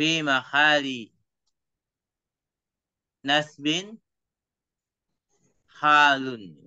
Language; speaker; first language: Arabic; non-native, fluent; Indonesian